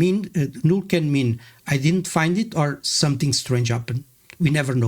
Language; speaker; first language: English; non-native, fluent; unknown